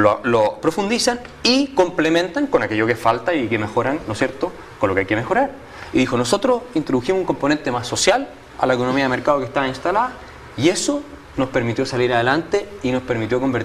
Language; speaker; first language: Spanish; native; Spanish